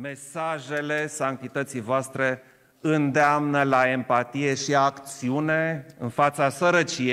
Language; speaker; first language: Romanian; native; Romanian